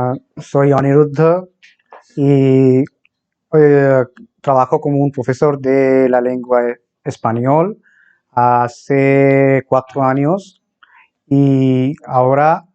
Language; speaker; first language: Spanish; non-native, fluent; Bangla